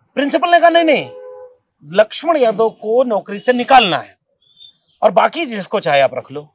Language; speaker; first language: Hindi; native; Hindi